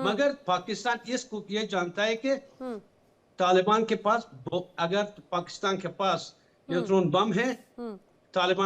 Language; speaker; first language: Hindi; non-native, fluent; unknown